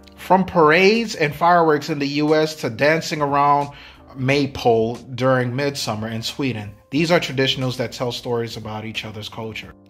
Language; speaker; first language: English; native; English